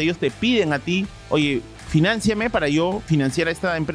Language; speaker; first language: Spanish; native; Spanish